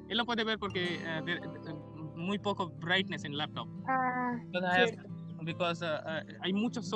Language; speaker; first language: Spanish; non-native, learner; Hindi